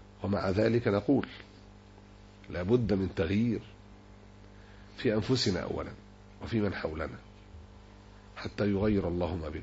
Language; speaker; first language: Arabic; native; Arabic